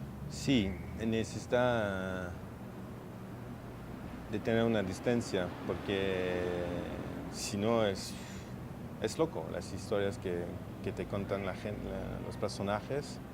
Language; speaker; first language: Spanish; non-native, fluent; French